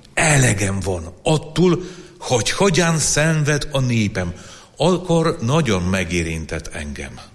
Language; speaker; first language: Hungarian; non-native, fluent; Polish